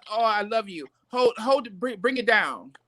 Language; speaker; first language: English; native; English